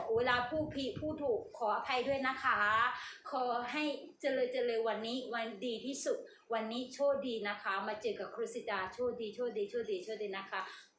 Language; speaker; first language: Thai; non-native, learner; Burmese